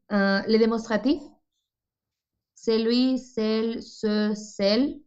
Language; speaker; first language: French; non-native, fluent; Spanish